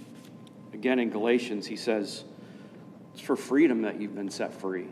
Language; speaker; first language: English; native; English